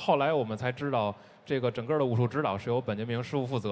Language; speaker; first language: Chinese; native; Chinese